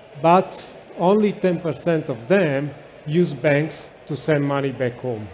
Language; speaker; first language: English; non-native, fluent; Italian